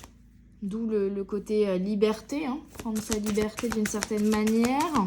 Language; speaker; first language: French; native; French